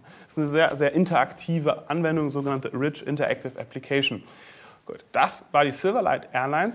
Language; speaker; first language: German; native; German